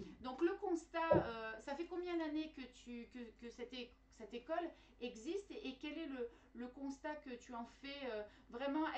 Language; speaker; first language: French; native; French